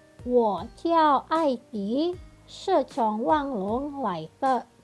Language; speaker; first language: Chinese; non-native, fluent; Indonesian